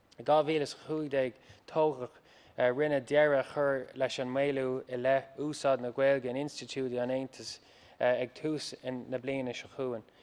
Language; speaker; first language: Irish; non-native, local second language; English